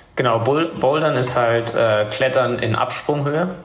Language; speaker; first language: German; native; German